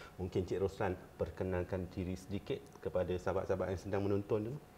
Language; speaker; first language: Malay; non-native, local second language; Chinese